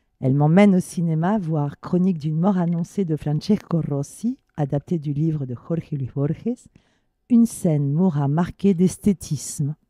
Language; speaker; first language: French; native; French